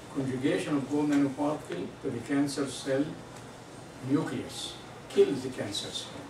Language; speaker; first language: English; non-native, fluent; Arabic